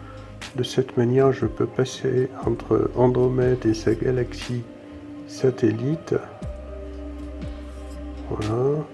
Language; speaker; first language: French; native; French